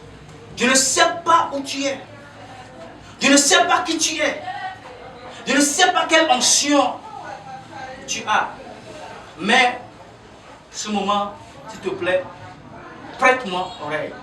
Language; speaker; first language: French; non-native, local second language; Ewe